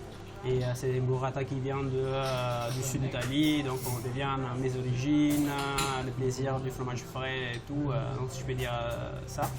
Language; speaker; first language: French; non-native, fluent; Italian